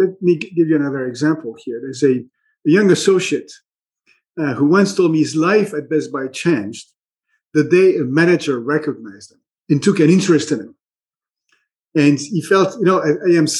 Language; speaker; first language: English; native; English